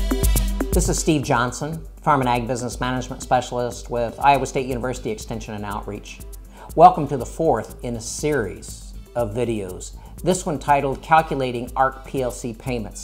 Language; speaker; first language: English; native; English